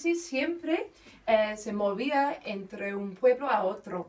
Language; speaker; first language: Spanish; non-native, fluent; English